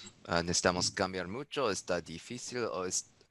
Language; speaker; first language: Spanish; non-native, learner; English